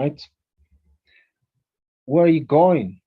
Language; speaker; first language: English; non-native, fluent; Spanish